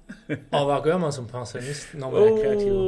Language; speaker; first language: Danish; non-native, fluent; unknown